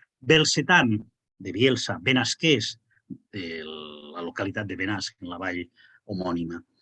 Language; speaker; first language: Catalan; non-native, local second language; Spanish